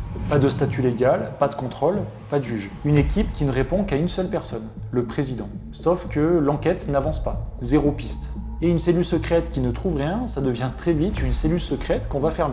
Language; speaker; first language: French; native; French